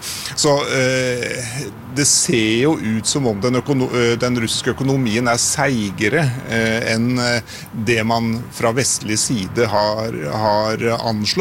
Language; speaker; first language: Norwegian; non-native, fluent; Russian